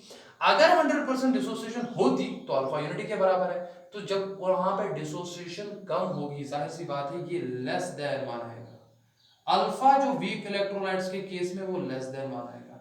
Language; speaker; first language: Hindi; non-native, local second language; Kashmiri